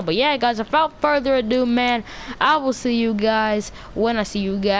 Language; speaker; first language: English; native; English